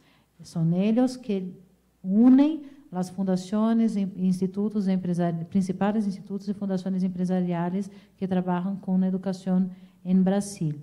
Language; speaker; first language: Spanish; non-native, fluent; Portuguese